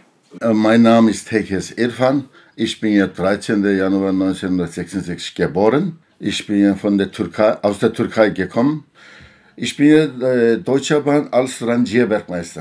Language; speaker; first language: German; non-native, learner; Turkish